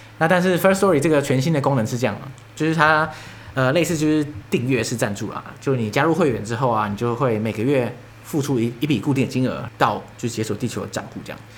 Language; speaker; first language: Chinese; native; Chinese